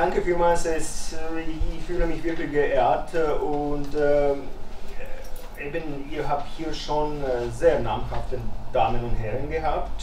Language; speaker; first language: German; early bilingual, other home language; Croatian